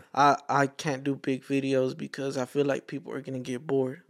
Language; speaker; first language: English; native; English